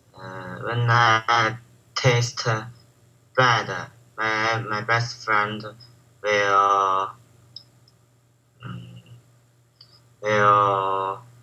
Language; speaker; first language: English; non-native, learner; Chinese